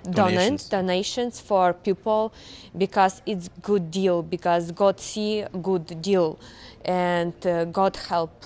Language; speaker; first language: English; non-native, learner; Ukrainian